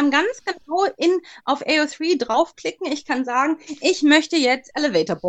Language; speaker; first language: German; native; German